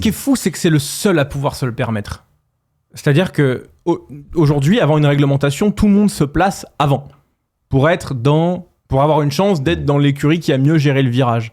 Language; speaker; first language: French; native; French